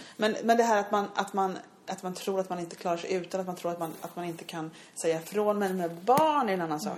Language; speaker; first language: Swedish; native; Swedish